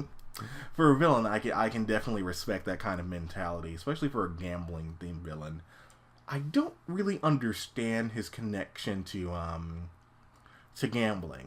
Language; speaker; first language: English; native; English